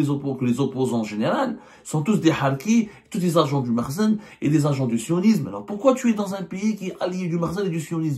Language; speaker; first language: French; non-native, local second language; Arabic